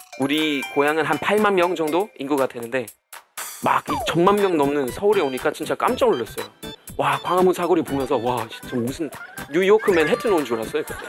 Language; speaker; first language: Korean; non-native, fluent; German